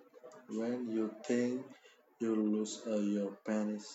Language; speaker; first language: English; non-native, learner; Indonesian